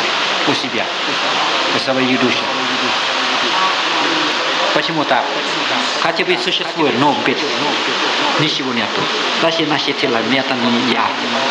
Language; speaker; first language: Russian; non-native, learner; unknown